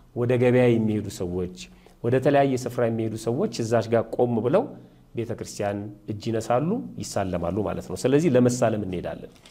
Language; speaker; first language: Amharic; native; Amharic